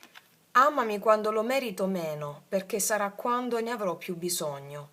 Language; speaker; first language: Italian; native; Italian